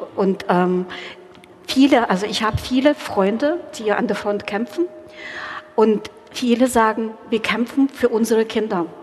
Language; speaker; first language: German; non-native, fluent; Ukrainian